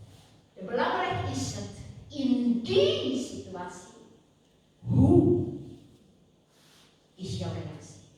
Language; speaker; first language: Dutch; non-native, fluent; Indonesian